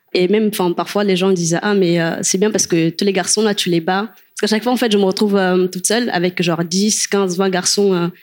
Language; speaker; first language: French; non-native, fluent; Kabuverdianu